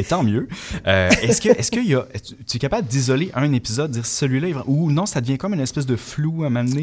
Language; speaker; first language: French; native; French